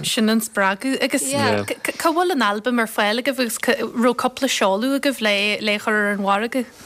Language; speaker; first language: Irish; native; Irish